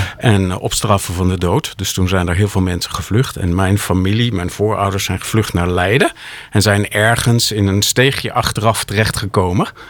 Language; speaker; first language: Dutch; native; Dutch